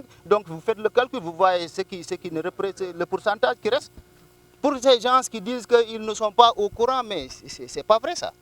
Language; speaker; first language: French; non-native, local second language; Wolof